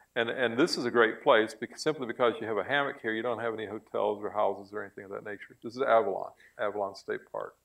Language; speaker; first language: English; native; English